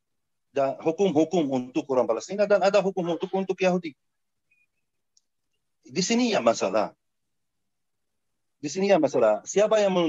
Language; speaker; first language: Indonesian; non-native, fluent; Arabic